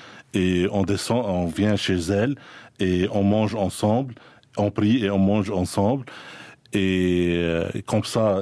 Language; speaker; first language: French; non-native, fluent; Spanish